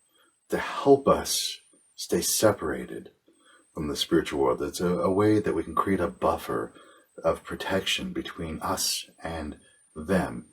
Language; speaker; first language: English; native; English